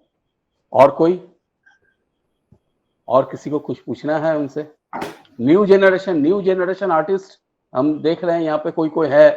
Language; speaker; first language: Hindi; native; Hindi